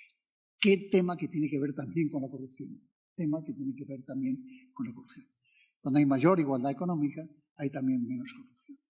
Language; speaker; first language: Spanish; native; Spanish